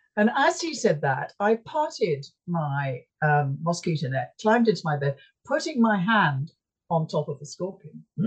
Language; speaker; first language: English; native; English